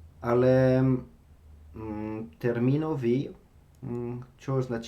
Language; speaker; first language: Ukrainian; non-native, learner; French